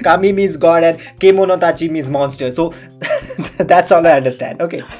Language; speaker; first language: English; non-native, local second language; Hindi